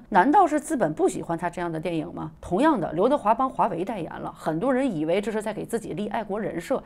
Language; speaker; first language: Chinese; native; Chinese